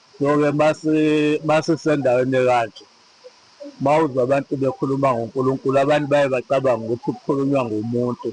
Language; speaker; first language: Zulu; native; Zulu